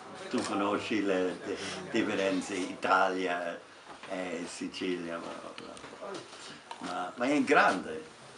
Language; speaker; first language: Italian; non-native, learner; English